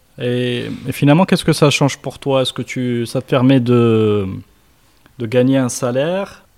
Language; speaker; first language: French; non-native, local second language; Arabic